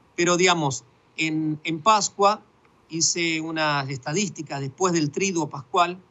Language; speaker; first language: Spanish; native; Spanish